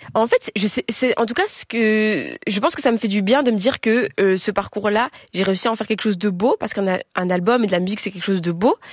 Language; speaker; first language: French; native; French